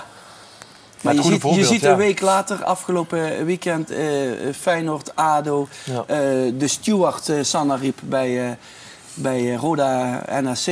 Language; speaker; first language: Dutch; native; Dutch